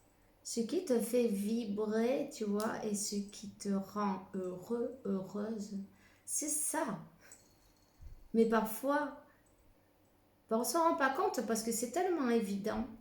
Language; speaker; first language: French; non-native, fluent; Spanish